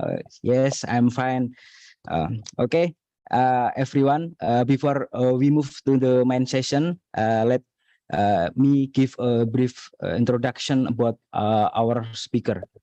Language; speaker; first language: English; non-native, learner; Indonesian